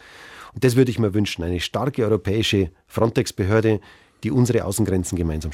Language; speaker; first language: German; native; German